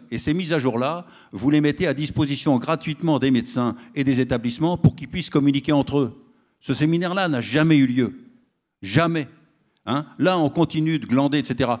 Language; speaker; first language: French; native; French